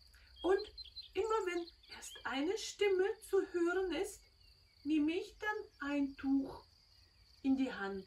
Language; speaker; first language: German; non-native, fluent; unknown